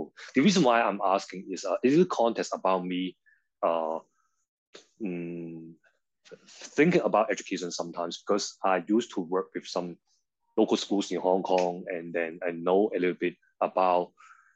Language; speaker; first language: English; non-native, local second language; Cantonese